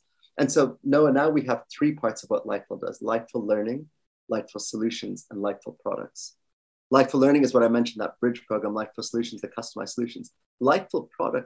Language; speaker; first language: English; native; English